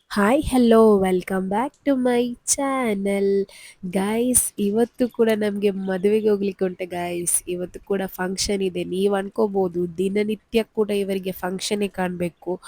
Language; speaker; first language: Kannada; non-native, local second language; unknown